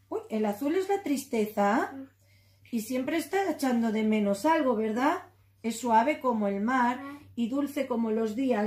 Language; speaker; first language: Spanish; native; Spanish